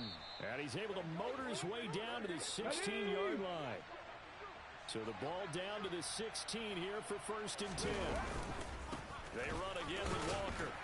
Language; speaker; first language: English; native; English